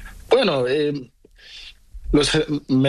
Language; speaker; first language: Spanish; non-native, learner; Portuguese